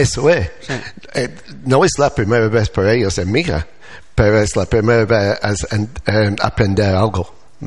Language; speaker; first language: Spanish; non-native, learner; English